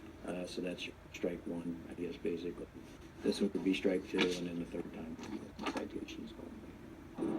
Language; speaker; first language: English; native; English